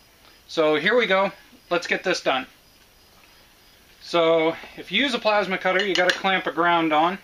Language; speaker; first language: English; native; English